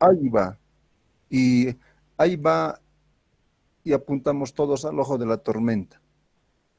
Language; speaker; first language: Spanish; native; Spanish